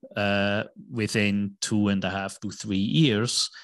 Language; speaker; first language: English; non-native, fluent; German